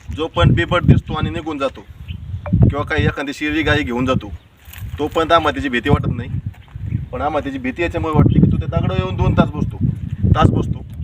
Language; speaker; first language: Marathi; native; Marathi